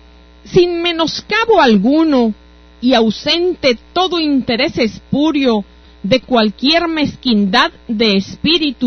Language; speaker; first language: Spanish; native; Spanish